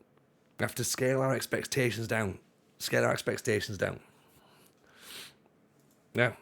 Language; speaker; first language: English; native; English